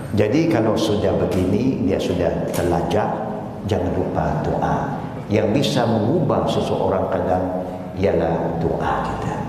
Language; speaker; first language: Malay; non-native, local second language; Chinese